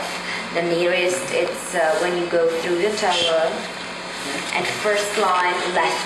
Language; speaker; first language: English; non-native, learner; Czech